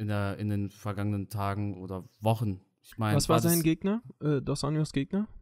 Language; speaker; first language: German; native; German